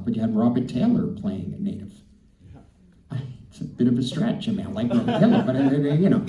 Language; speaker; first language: English; native; English